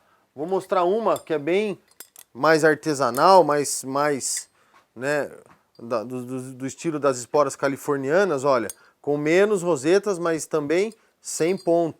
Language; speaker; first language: Portuguese; native; Portuguese